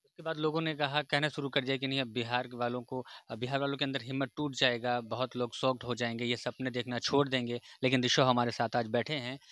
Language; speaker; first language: Hindi; native; Hindi